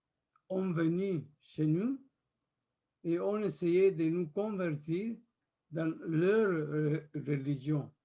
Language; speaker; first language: French; non-native, fluent; Spanish